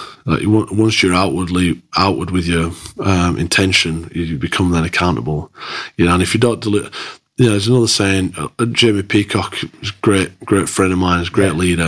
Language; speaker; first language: English; native; English